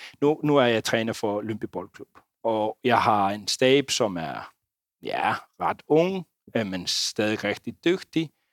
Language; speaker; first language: Danish; non-native, fluent; Icelandic